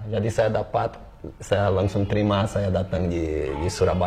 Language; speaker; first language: Indonesian; non-native, fluent; Portuguese